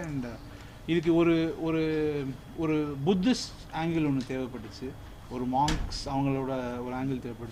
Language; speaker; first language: Tamil; native; Tamil